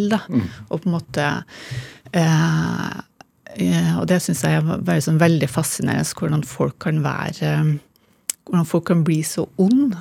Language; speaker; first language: Norwegian; native; Norwegian